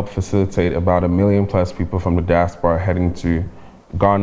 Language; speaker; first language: English; non-native, local second language; Igbo